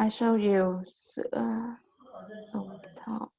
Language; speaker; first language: English; non-native, learner; Vietnamese